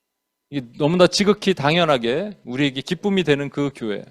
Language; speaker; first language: Korean; native; Korean